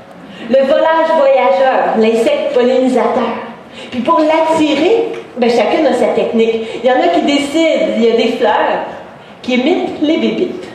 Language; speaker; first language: French; native; French